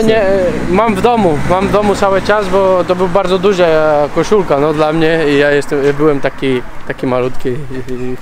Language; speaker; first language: Polish; non-native, learner; Spanish